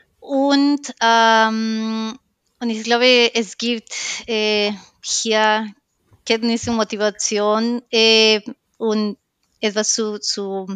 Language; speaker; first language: German; non-native, learner; Spanish